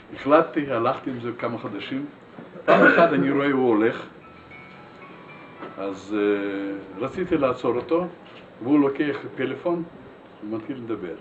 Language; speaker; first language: Hebrew; non-native, fluent; Russian